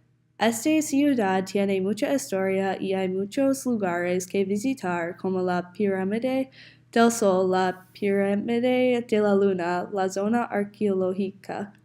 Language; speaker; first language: Spanish; non-native, learner; English